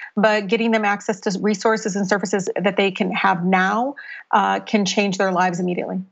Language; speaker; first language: English; native; English